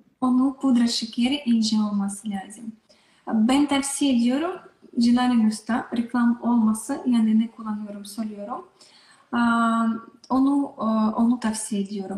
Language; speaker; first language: Turkish; non-native, learner; Russian